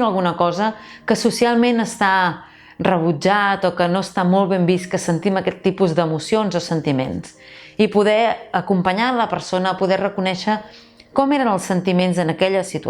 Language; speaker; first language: Catalan; native; Catalan